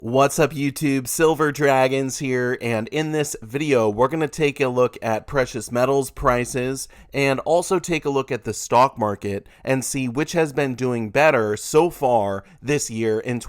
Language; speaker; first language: English; native; English